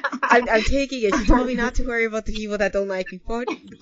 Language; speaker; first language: English; early bilingual, other home language; Spanish